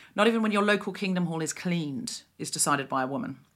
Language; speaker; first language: English; native; English